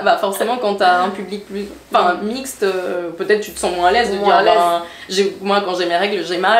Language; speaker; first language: French; native; French